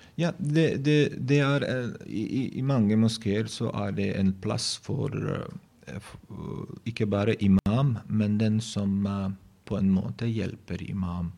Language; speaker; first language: Norwegian; non-native, fluent; Bosnian